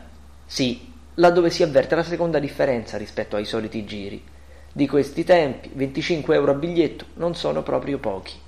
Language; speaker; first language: Italian; native; Italian